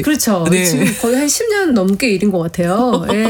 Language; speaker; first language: Korean; native; Korean